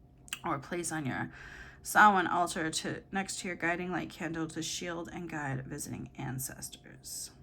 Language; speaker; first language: English; native; English